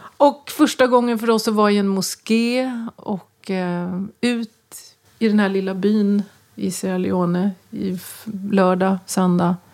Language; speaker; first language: Swedish; native; Swedish